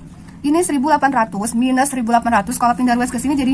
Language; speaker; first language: Indonesian; native; Indonesian